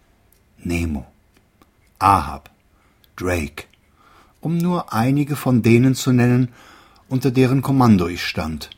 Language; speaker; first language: German; native; German